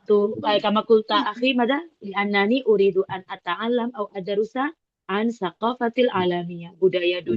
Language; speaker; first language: Arabic; non-native, fluent; Indonesian